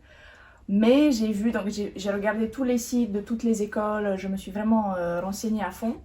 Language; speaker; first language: French; native; French